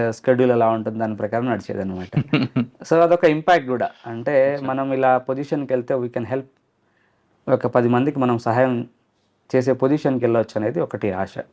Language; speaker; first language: Telugu; non-native, local second language; Lambadi